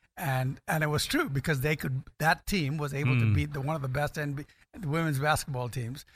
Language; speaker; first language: English; non-native, local second language; Akan